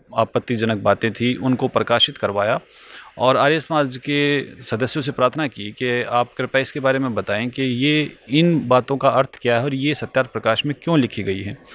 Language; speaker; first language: Hindi; native; Hindi